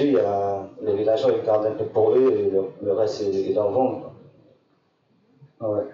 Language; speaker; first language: French; non-native, local second language; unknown